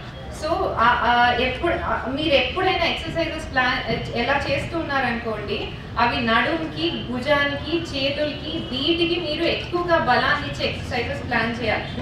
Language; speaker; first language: Telugu; native; Telugu